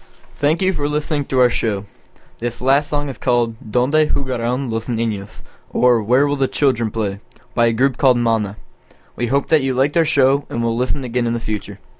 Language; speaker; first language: English; native; English